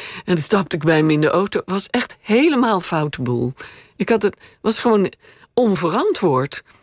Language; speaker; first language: Dutch; native; Dutch